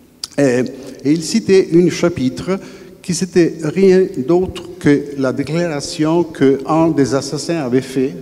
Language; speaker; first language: French; non-native, fluent; Italian